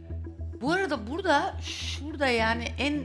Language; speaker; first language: Turkish; native; Turkish